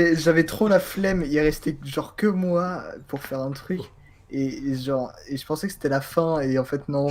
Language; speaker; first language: French; native; French